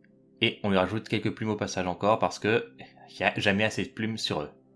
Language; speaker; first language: French; native; French